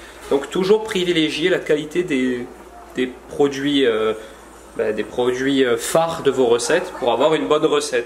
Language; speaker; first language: French; native; French